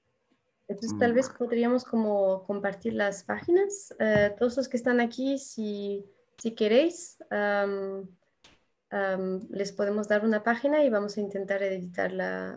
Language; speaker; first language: Spanish; non-native, fluent; French